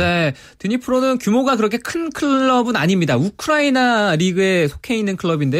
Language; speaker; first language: Korean; native; Korean